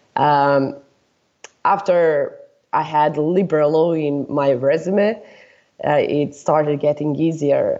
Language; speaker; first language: English; non-native, fluent; Serbian